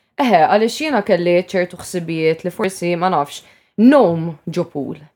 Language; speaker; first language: Maltese; native; Maltese